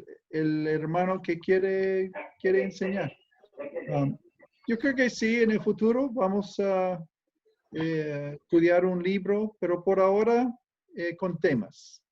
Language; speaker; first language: Spanish; non-native, fluent; English